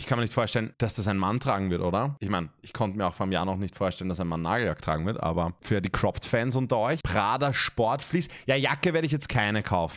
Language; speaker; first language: German; native; German